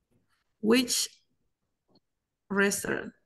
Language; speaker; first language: English; non-native, learner; Spanish